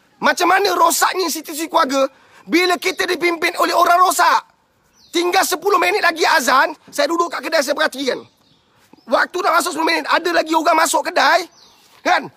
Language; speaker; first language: Malay; native; Malay